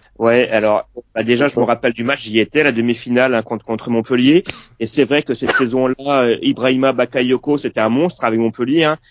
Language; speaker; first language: French; native; French